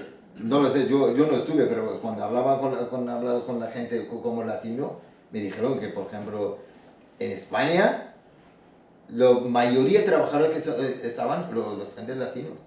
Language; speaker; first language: Spanish; non-native, learner; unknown